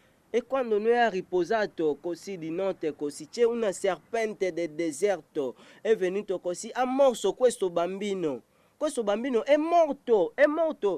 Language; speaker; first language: Italian; non-native, learner; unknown